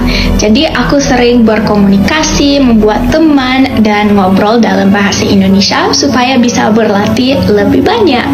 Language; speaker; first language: Indonesian; non-native, fluent; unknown